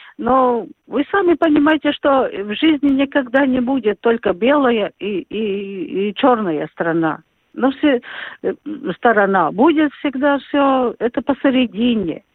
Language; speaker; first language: Russian; non-native, local second language; Latvian